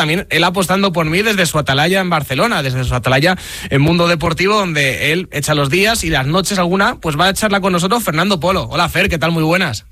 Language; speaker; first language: Spanish; native; Spanish